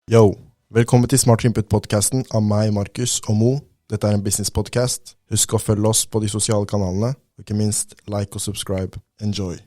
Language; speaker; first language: Norwegian; native; Norwegian